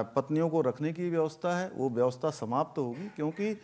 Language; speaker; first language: Hindi; native; Hindi